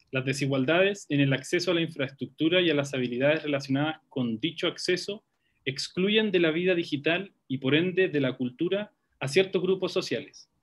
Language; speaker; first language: Spanish; native; Spanish